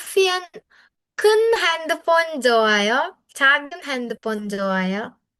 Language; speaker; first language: Korean; non-native, fluent; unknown